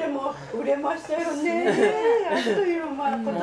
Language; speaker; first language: Japanese; native; Japanese